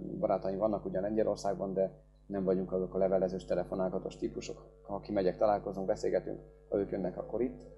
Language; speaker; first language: Hungarian; early bilingual, other home language; Polish